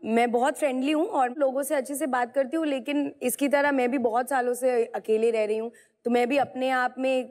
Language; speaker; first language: Hindi; native; Hindi